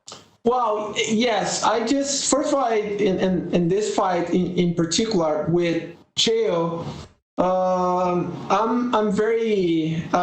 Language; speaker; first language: English; non-native, learner; Portuguese